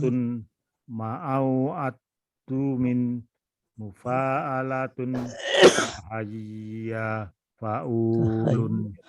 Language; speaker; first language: Arabic; non-native, learner; Indonesian